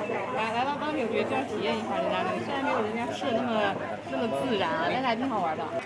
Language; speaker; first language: Chinese; native; Chinese